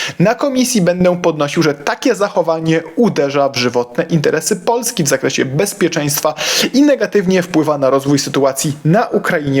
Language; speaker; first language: Polish; native; Polish